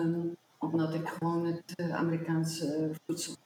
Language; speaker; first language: Dutch; early bilingual, heritage; Dutch